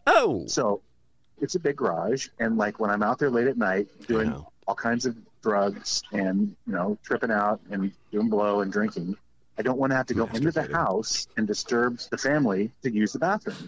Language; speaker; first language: English; native; English